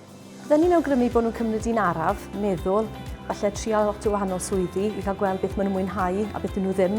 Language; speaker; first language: Welsh; native; Welsh